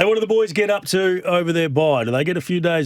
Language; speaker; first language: English; native; English